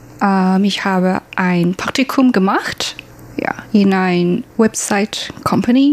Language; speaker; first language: German; non-native, learner; Chinese